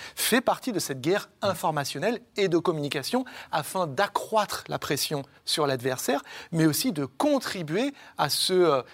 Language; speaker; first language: French; native; French